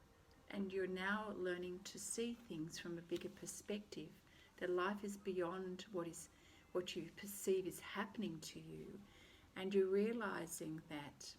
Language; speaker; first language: English; native; English